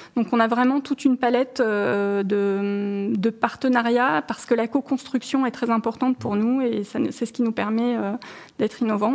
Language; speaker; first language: French; early bilingual, other home language; Arabic